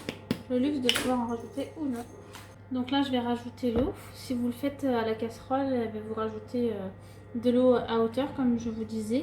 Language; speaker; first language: French; native; French